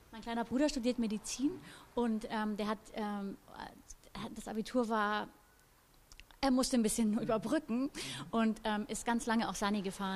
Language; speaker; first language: German; native; German